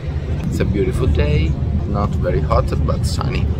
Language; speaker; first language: English; non-native, learner; Italian